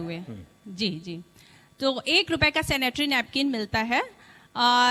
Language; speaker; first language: Hindi; native; Hindi